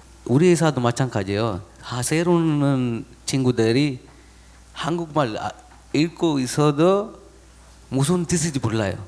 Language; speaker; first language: Korean; non-native, learner; Sinhala